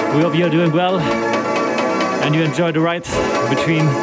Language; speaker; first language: English; non-native, fluent; German